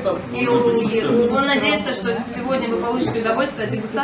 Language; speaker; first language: Russian; native; Russian